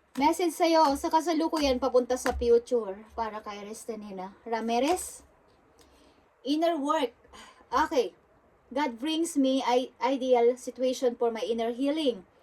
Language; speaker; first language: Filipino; non-native, local second language; Bikol